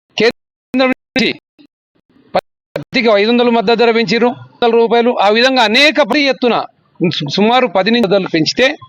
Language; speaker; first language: Telugu; native; Telugu